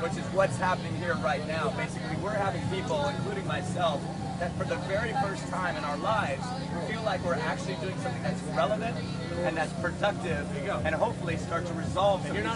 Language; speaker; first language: English; native; English